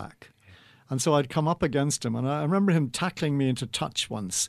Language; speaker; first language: English; native; English